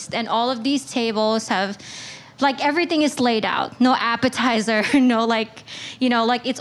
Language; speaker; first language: English; non-native, local second language; Filipino